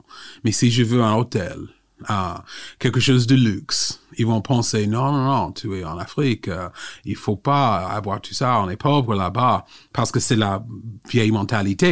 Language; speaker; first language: French; non-native, fluent; English